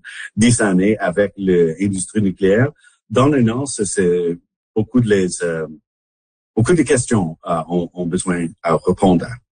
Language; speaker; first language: French; non-native, local second language; English